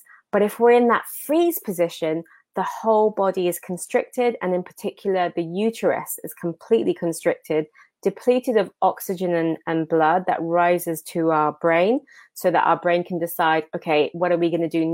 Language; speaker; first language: English; native; English